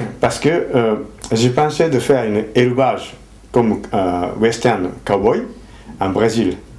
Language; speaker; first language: French; non-native, fluent; Japanese